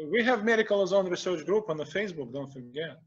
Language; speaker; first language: English; non-native, fluent; Russian